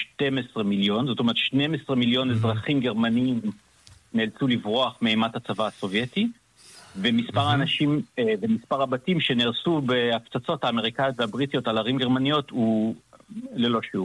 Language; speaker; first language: Hebrew; native; Hebrew